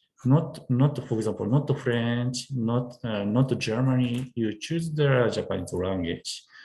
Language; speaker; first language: English; non-native, learner; Japanese